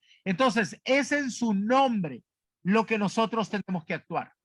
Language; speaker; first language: Spanish; native; Spanish